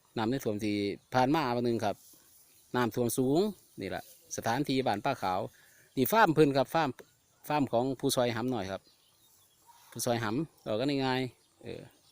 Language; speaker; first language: Thai; native; Thai